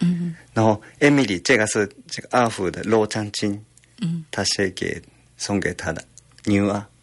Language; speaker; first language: Chinese; non-native, fluent; Japanese